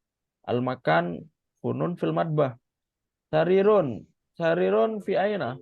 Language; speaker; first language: Arabic; non-native, fluent; Indonesian